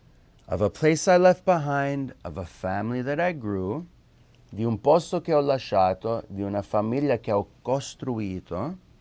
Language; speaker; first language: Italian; early bilingual, heritage; English